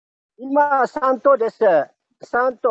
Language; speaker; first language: Japanese; non-native, fluent; Malagasy